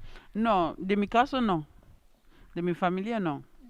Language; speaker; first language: Spanish; non-native, learner; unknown